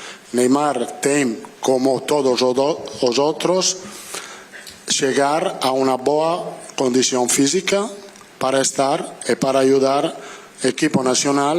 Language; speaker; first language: Spanish; non-native, fluent; Italian